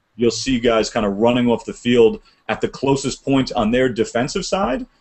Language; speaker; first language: English; native; English